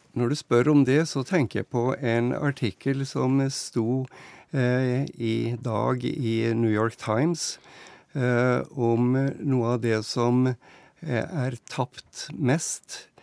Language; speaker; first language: Norwegian; native; Norwegian